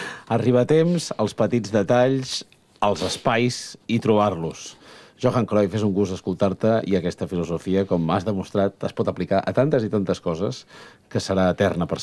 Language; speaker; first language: Catalan; native; Catalan